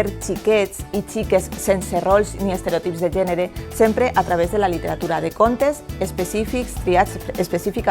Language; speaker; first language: Catalan; native; Catalan